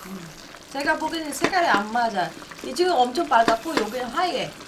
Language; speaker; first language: Korean; non-native, fluent; Filipino